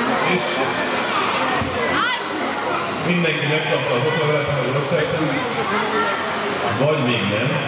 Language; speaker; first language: Hungarian; native; Hungarian